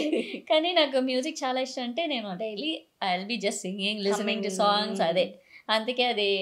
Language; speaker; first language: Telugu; non-native, learner; Malayalam